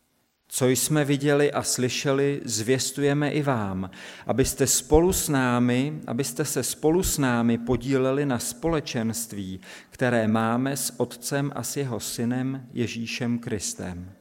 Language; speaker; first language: Czech; native; Czech